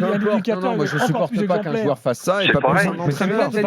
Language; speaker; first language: French; native; French